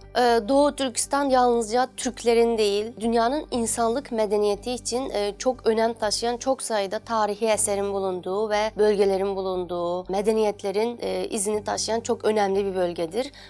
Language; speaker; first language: Turkish; non-native, fluent; Chinese